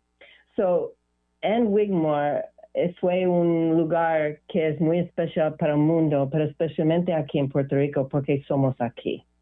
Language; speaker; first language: Spanish; non-native, learner; English